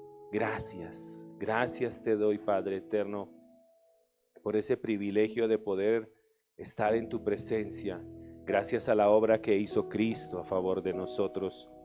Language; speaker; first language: Spanish; native; Spanish